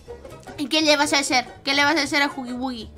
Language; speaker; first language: Spanish; native; Spanish